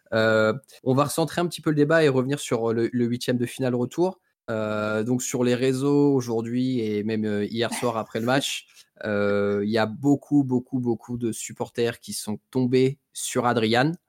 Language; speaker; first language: French; native; French